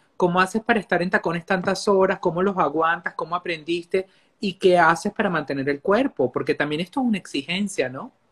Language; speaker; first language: Spanish; native; Spanish